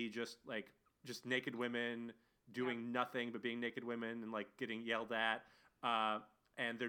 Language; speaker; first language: English; native; English